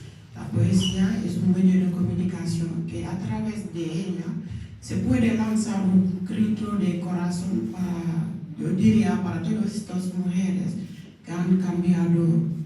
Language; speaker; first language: Spanish; non-native, local second language; Wolof